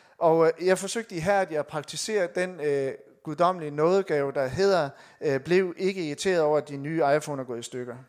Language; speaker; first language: Danish; native; Danish